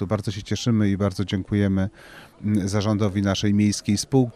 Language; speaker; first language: Polish; native; Polish